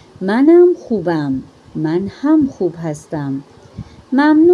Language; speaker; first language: Persian; non-native, fluent; Urdu